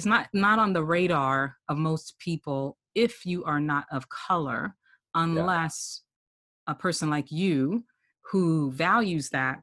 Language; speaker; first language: English; native; English